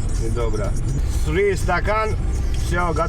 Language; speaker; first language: Russian; non-native, learner; Georgian